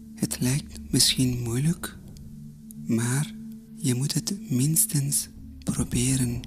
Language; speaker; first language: Dutch; non-native, fluent; Persian